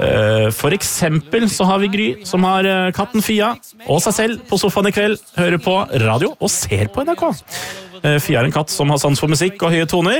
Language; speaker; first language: Norwegian; native; Norwegian